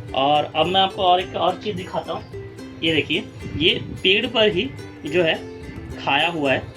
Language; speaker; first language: Hindi; non-native, local second language; Bangla